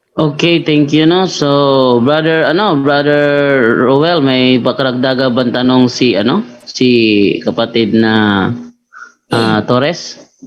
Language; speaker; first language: Filipino; non-native, local second language; Cebuano